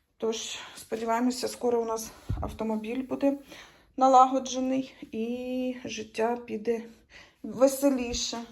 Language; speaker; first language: Ukrainian; native; Ukrainian